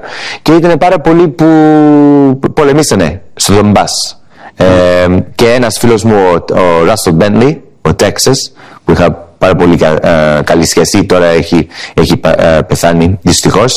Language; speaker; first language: Greek; early bilingual, heritage; English